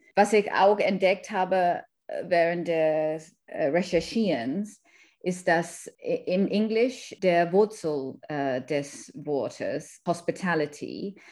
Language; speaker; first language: German; non-native, fluent; English